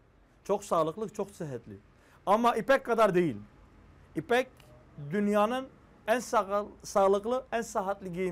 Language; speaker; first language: Turkish; native; Turkish